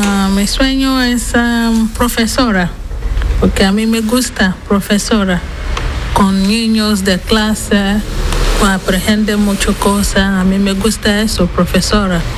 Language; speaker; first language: Spanish; non-native, learner; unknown